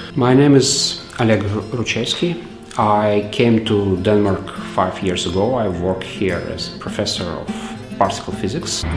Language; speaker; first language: English; non-native, fluent; Belarusian